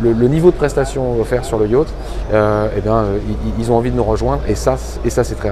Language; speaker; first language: French; native; French